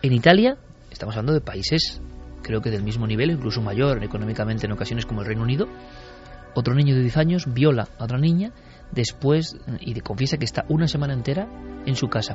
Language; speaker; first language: Spanish; native; Spanish